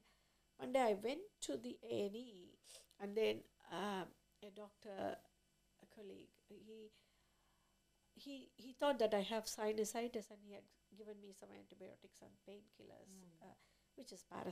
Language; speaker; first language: English; non-native, local second language; Tamil